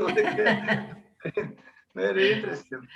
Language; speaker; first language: English; non-native, learner; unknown